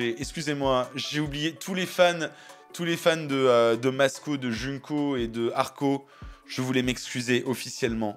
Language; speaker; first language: French; native; French